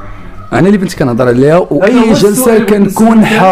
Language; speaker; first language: Arabic; native; Arabic